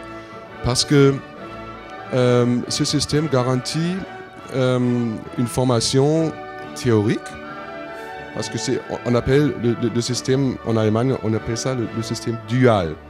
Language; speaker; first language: French; non-native, fluent; German